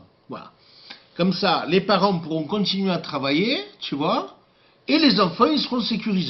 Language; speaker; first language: French; native; French